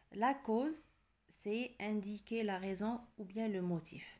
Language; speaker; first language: French; non-native, local second language; Arabic